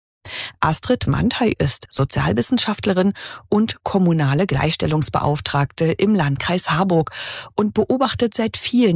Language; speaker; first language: German; native; German